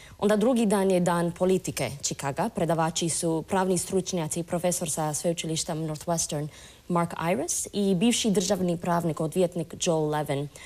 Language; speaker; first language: Croatian; non-native, fluent; English